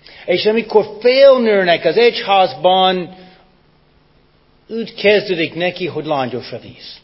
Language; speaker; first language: Hungarian; non-native, fluent; English